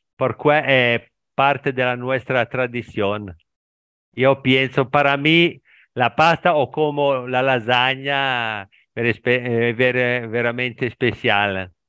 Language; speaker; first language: Spanish; non-native, learner; Italian